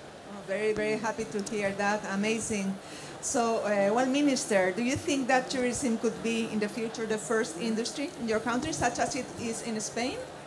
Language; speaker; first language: English; non-native, fluent; Spanish